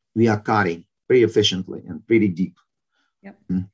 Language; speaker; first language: English; non-native, fluent; Ukrainian